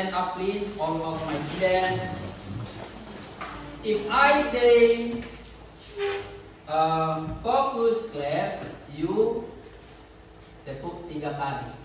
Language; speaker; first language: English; non-native, learner; Indonesian